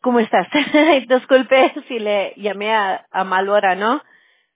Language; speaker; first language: Spanish; early bilingual, heritage; Spanish